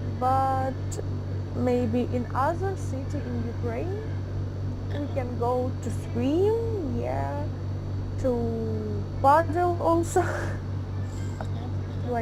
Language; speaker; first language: English; non-native, learner; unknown